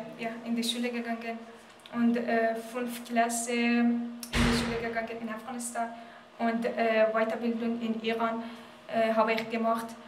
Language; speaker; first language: German; non-native, learner; Persian